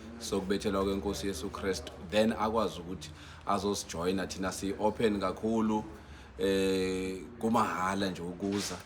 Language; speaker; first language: Zulu; non-native, local second language; Xhosa